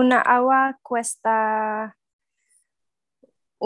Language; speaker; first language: Spanish; non-native, learner; English